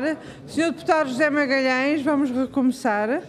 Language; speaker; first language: Portuguese; native; Portuguese